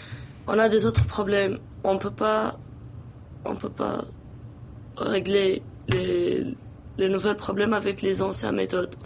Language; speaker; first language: French; non-native, local second language; Arabic